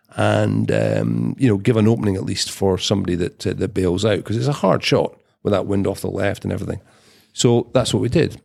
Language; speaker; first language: English; native; English